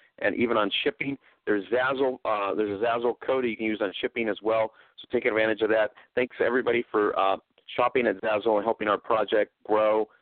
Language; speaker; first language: English; early bilingual, other home language; Spanish